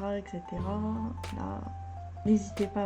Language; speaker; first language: French; native; French